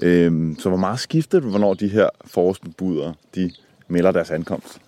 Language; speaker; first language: Danish; native; Danish